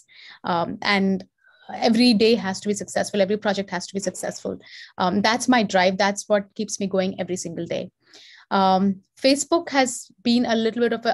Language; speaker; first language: English; non-native, local second language; Telugu